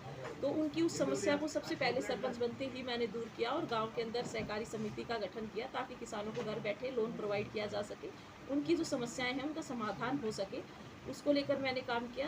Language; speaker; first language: Hindi; native; Hindi